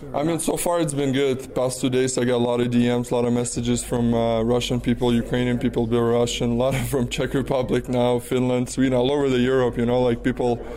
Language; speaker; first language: English; non-native, fluent; Russian